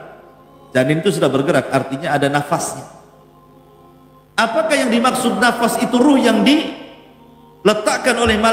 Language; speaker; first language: Indonesian; native; Indonesian